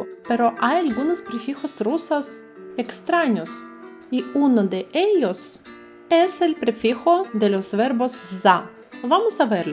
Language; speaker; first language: Spanish; non-native, fluent; Russian